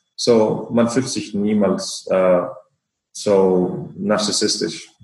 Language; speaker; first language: German; non-native, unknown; Icelandic